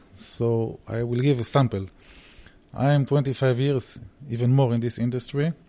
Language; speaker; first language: English; early bilingual, heritage; Hebrew